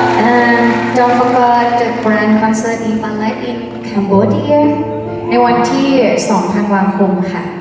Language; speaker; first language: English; non-native, learner; Thai